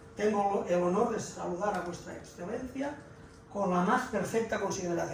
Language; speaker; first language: Spanish; non-native, local second language; Catalan